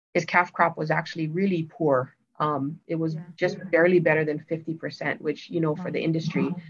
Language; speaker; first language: English; native; English